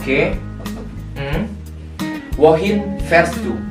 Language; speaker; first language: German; non-native, learner; Indonesian